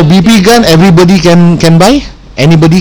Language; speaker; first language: English; non-native, local second language; Malay